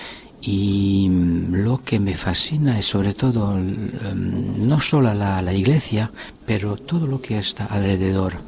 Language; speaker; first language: Spanish; non-native, fluent; French